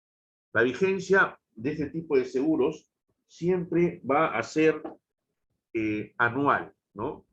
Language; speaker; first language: Spanish; native; Spanish